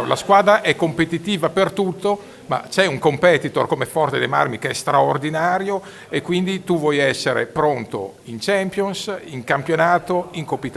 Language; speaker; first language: Italian; native; Italian